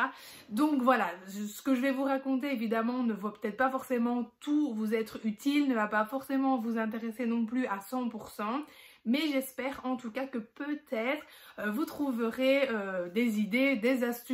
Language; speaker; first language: French; native; French